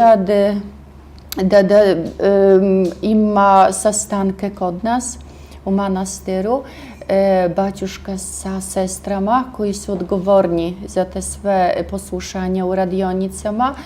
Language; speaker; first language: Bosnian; non-native, fluent; Russian